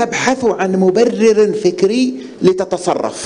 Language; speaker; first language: Arabic; native; Arabic